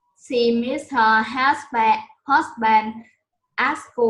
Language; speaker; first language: English; non-native, learner; Vietnamese